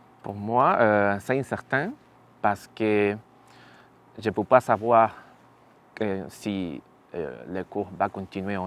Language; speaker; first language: French; non-native, learner; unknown